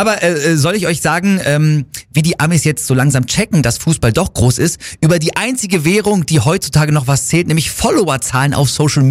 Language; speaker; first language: German; native; German